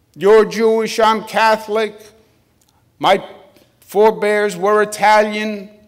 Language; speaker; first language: English; native; English